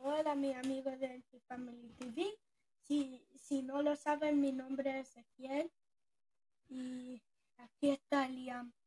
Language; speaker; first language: Spanish; early bilingual, heritage; Spanish